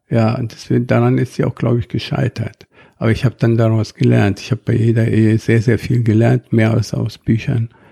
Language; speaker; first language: German; non-native, fluent; Arabic